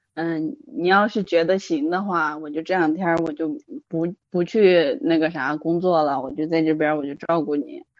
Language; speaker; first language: Chinese; native; Chinese